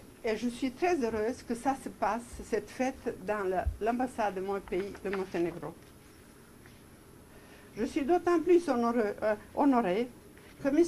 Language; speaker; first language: French; non-native, fluent; Serbian